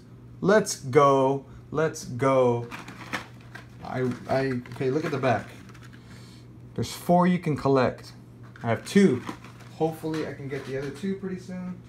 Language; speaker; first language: English; native; English